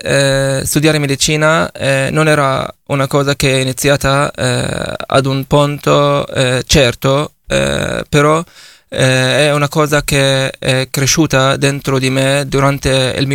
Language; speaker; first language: Italian; non-native, fluent; Arabic